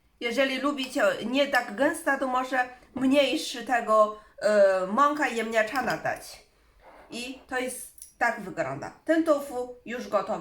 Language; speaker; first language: Polish; non-native, learner; Chinese